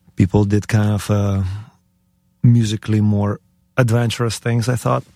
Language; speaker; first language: English; non-native, fluent; Russian